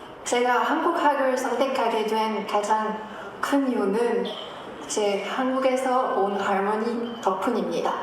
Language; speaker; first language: Korean; non-native, fluent; French